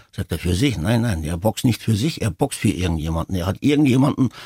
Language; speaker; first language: German; early bilingual, other home language; Turkish